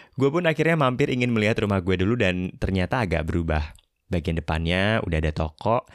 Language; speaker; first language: Indonesian; native; Indonesian